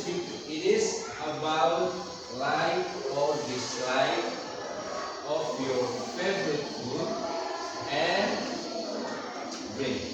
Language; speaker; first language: English; non-native, learner; Indonesian